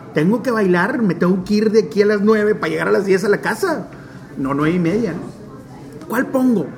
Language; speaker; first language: Spanish; non-native, local second language; English